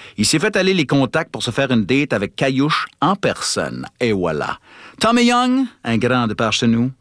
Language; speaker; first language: French; native; French